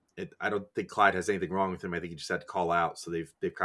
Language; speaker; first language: English; native; English